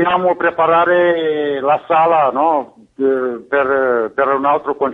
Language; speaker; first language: Italian; non-native, fluent; Romanian